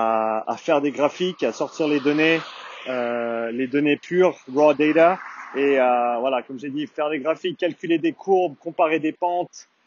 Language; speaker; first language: French; native; French